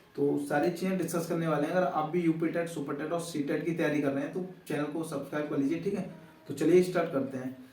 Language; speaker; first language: Hindi; native; Hindi